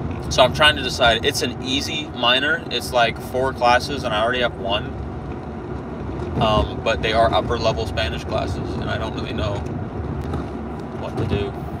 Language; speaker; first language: English; native; English